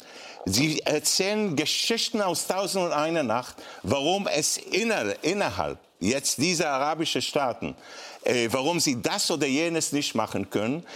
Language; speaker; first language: German; non-native, fluent; Hebrew